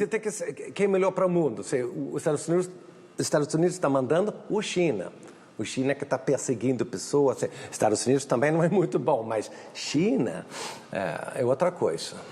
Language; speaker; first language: Portuguese; non-native, fluent; Swedish